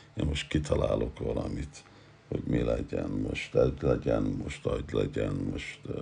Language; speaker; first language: Hungarian; non-native, learner; English